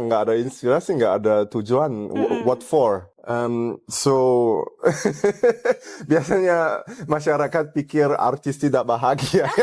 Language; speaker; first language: Indonesian; early bilingual, heritage; German